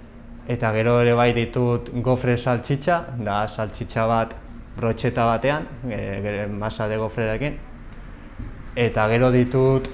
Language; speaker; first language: Basque; non-native, local second language; Spanish